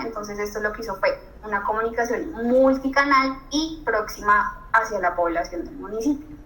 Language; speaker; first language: Spanish; native; Spanish